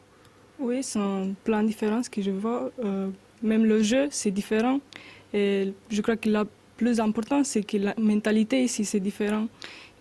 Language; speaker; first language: French; non-native, learner; Romanian